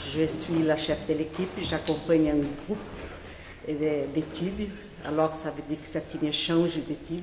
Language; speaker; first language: French; non-native, fluent; Portuguese